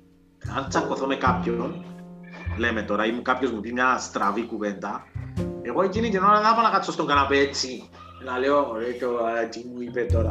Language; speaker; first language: Greek; native; Greek